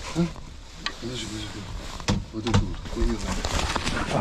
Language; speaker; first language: Russian; native; Russian